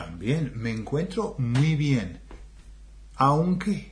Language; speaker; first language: Spanish; non-native, fluent; English